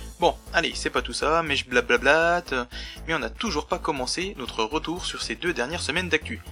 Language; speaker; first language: French; native; French